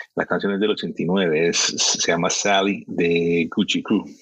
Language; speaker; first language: Spanish; early bilingual, heritage; Spanish